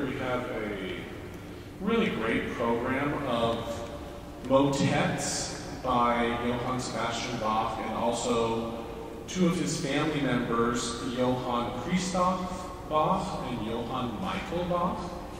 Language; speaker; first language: English; native; English